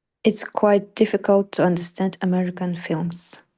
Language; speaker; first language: English; non-native, learner; Russian